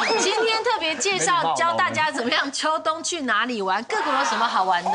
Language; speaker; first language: Chinese; native; Chinese